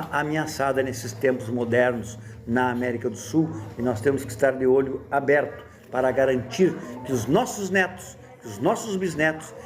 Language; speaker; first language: Portuguese; native; Portuguese